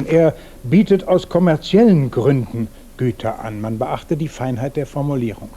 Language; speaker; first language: German; native; German